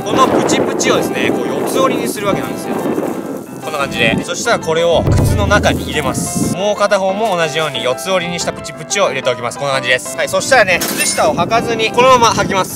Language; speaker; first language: Japanese; native; Japanese